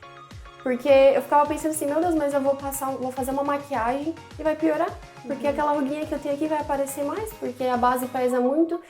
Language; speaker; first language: Portuguese; native; Portuguese